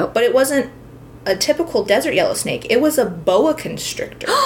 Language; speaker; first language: English; native; English